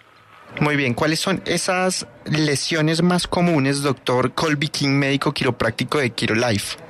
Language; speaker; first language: Spanish; native; Spanish